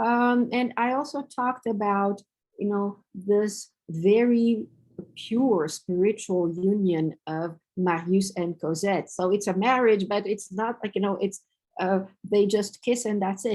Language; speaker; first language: English; non-native, fluent; Romanian